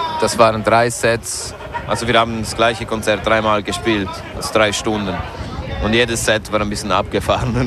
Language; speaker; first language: German; non-native, fluent; French